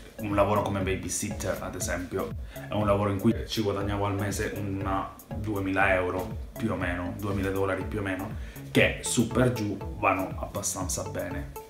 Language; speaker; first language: Italian; non-native, fluent; Spanish